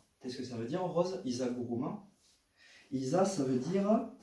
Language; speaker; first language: French; native; French